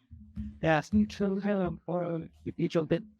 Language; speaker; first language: English; native; English